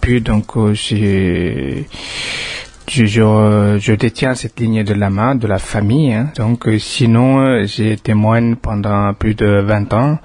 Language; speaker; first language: French; non-native, fluent; Tibetan